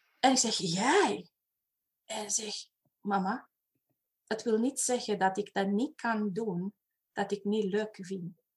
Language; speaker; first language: Dutch; non-native, fluent; Romanian